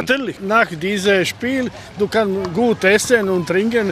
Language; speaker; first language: German; non-native, learner; Croatian